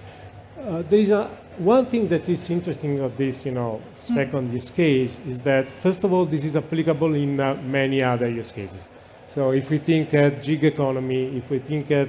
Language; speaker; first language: English; non-native, fluent; Italian